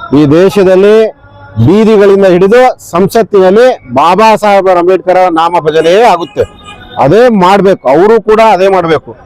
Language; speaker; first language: Kannada; native; Kannada